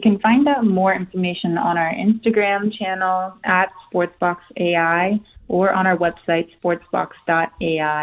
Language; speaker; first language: English; non-native, fluent; Korean